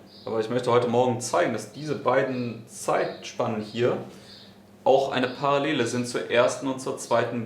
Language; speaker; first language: German; native; German